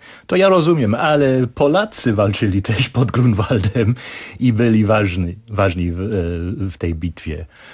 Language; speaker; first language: Polish; non-native, fluent; English